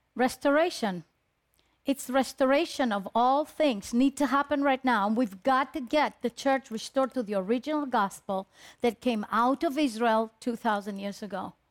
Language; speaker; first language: English; early bilingual, other home language; Spanish